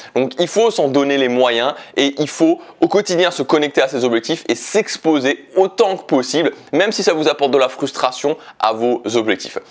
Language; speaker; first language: French; native; French